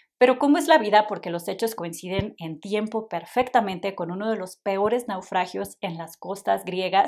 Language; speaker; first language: Spanish; native; Spanish